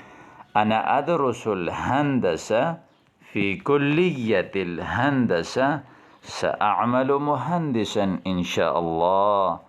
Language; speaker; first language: Arabic; non-native, fluent; Urdu